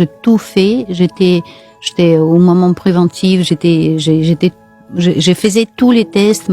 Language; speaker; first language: French; non-native, fluent; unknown